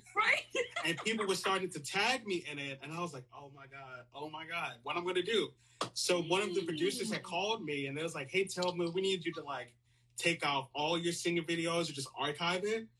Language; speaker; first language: English; native; English